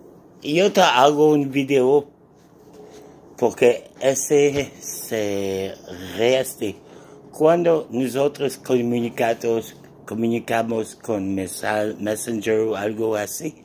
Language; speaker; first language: Spanish; non-native, learner; French